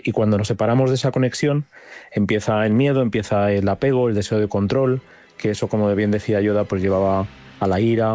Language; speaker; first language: Spanish; native; Spanish